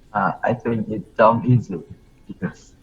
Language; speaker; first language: English; non-native, learner; Vietnamese